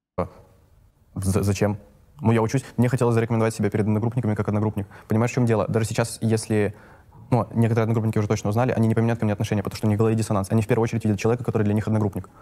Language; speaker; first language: Russian; native; Russian